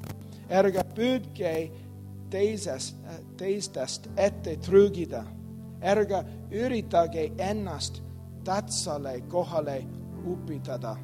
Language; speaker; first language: Estonian; non-native, learner; English